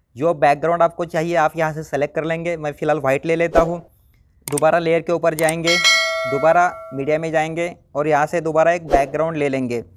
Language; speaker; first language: Hindi; non-native, local second language; Marathi